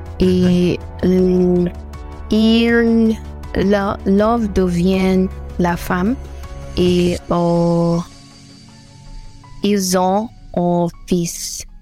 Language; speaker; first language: French; non-native, learner; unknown